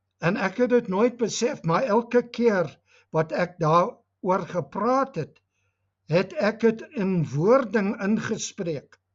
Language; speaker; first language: Afrikaans; non-native, local second language; English